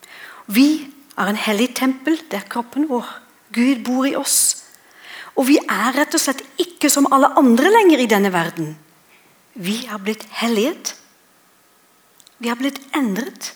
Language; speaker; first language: Norwegian; non-native, fluent; English